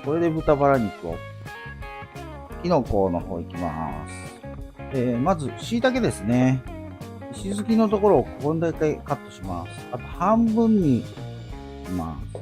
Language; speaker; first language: Japanese; native; Japanese